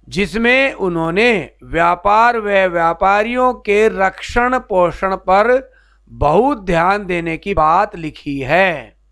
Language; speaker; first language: Hindi; native; Hindi